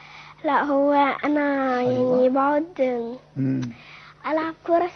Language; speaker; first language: Arabic; native; Arabic